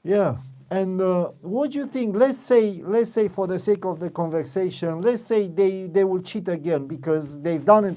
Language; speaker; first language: English; non-native, fluent; Romanian